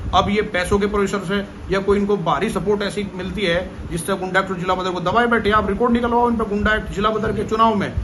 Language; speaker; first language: Hindi; native; Hindi